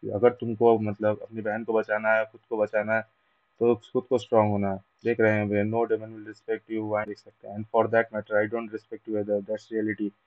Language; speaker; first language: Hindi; non-native, local second language; Bangla